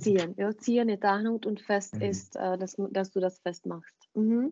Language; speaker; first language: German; non-native, fluent; Czech